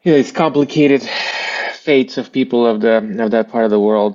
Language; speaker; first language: English; non-native, fluent; Russian